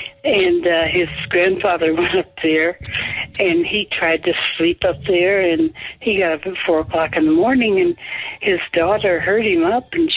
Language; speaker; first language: English; native; English